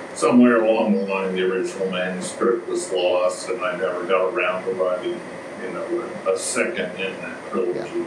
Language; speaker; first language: English; native; English